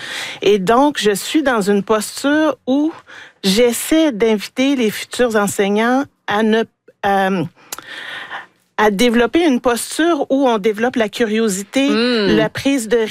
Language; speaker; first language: French; native; French